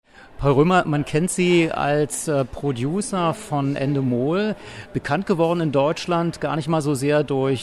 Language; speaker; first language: German; native; German